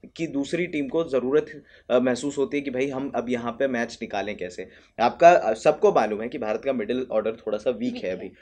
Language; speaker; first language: Hindi; native; Hindi